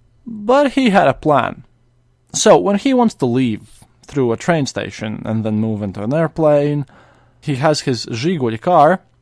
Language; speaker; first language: English; non-native, fluent; Latvian